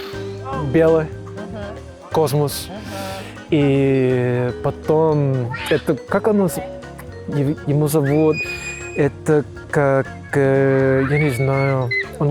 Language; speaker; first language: Russian; non-native, learner; English